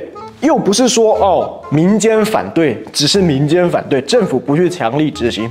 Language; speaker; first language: Chinese; native; Chinese